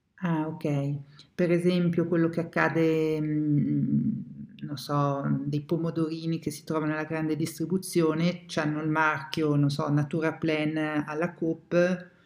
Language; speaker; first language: Italian; native; Italian